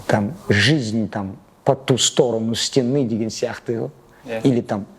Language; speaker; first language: Russian; non-native, local second language; Kazakh